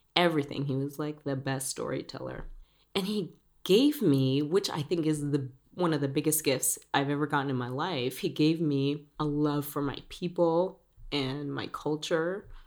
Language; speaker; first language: English; early bilingual, other home language; Spanish